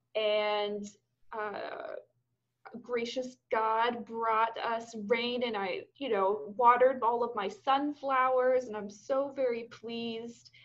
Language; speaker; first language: English; native; English